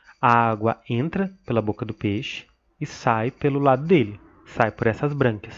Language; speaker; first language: Portuguese; native; Portuguese